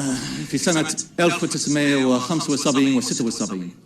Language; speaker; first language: Arabic; non-native, fluent; English